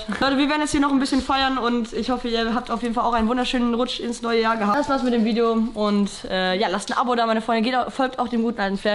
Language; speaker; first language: German; native; German